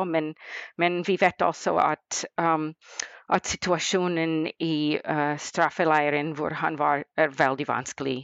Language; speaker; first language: Norwegian; non-native, fluent; English